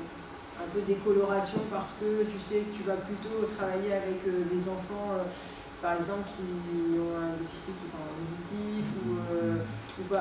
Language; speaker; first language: French; native; French